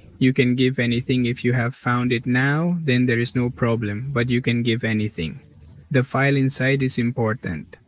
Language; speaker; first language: English; non-native, learner; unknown